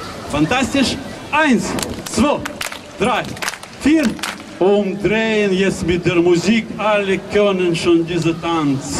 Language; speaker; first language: German; non-native, fluent; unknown